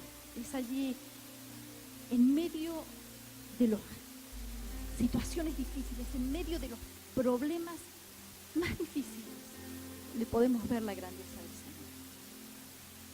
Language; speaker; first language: Spanish; native; Spanish